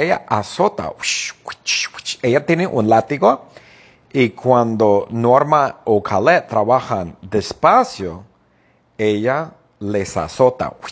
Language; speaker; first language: Spanish; non-native, fluent; English